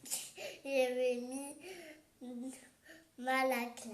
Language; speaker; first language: French; non-native, learner; Vietnamese